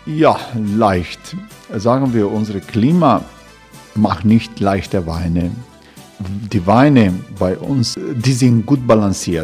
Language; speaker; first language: German; non-native, fluent; Croatian